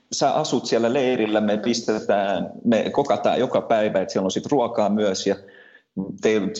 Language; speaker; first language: Finnish; early bilingual, heritage; Finnish